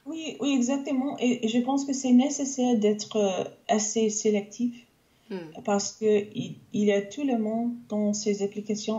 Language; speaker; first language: French; non-native, local second language; English